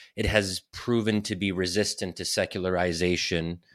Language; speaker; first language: English; native; English